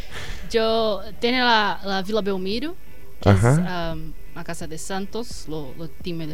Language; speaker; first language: Spanish; non-native, learner; Portuguese